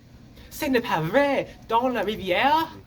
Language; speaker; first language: French; non-native, learner; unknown